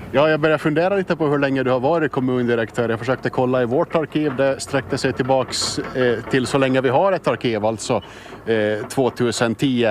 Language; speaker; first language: Swedish; native; Swedish